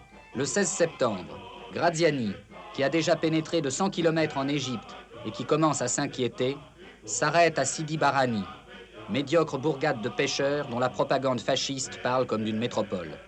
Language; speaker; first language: French; native; French